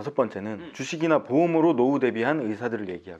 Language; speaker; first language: Korean; native; Korean